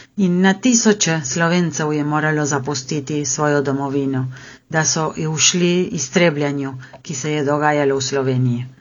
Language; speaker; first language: Slovenian; early bilingual, heritage; Slovenian